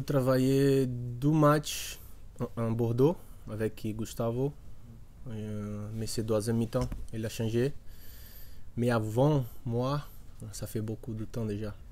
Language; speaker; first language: French; non-native, learner; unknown